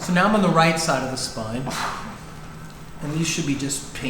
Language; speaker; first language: English; native; English